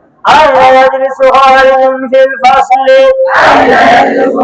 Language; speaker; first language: Arabic; non-native, fluent; Bangla